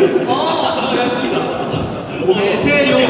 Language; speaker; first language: Japanese; non-native, learner; Korean